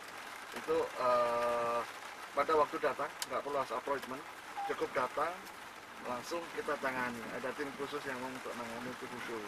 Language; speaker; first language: Indonesian; native; Indonesian